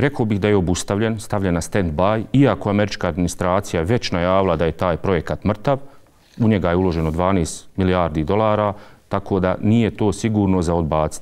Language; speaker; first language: Serbian; native; Serbian